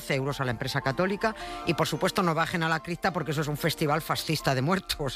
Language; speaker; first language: Spanish; native; Spanish